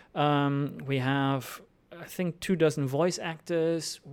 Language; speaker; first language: English; non-native, fluent; German